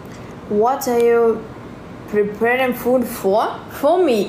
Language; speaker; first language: English; non-native, learner; Russian